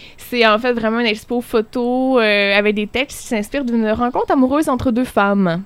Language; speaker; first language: French; native; French